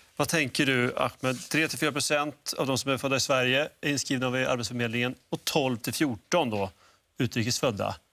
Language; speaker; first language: Swedish; native; Swedish